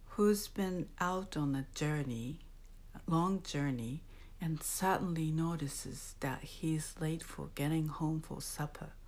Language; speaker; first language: English; non-native, fluent; Japanese